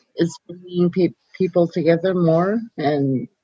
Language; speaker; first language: English; non-native, fluent; Cree